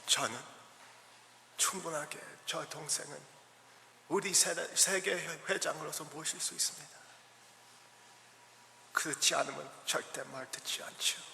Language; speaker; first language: Korean; early bilingual, heritage; English